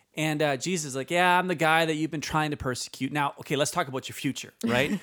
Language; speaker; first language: English; early bilingual, other home language; Icelandic